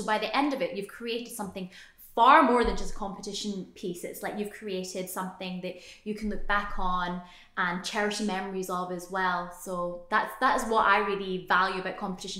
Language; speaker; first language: English; native; English